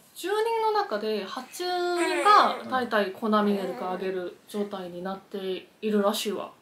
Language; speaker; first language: Japanese; non-native, fluent; Korean